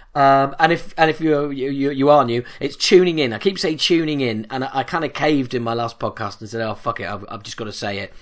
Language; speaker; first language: English; native; English